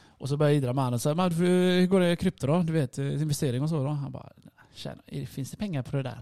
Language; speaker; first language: Swedish; early bilingual, other home language; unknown